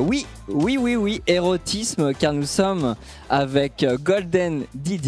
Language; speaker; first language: French; native; French